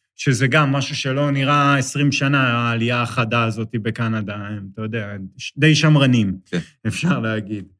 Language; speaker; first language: Hebrew; native; Hebrew